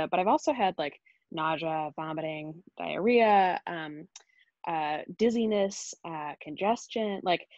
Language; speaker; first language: English; native; English